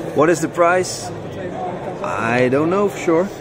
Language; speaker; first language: English; non-native, fluent; Dutch